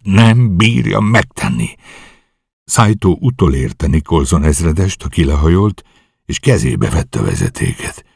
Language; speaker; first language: Hungarian; native; Hungarian